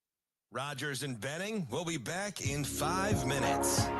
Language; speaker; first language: English; native; English